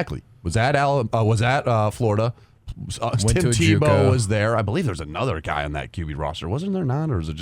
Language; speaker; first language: English; native; English